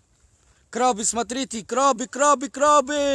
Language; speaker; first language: Russian; non-native, learner; Arabic